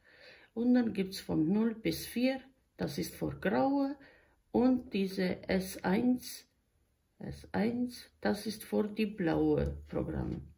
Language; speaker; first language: German; non-native, local second language; Bosnian